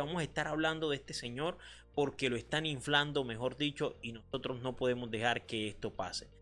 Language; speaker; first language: Spanish; native; Spanish